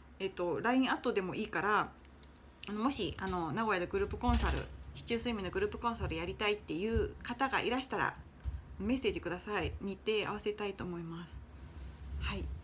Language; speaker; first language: Japanese; native; Japanese